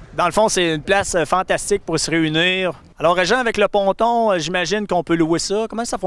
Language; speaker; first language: French; native; French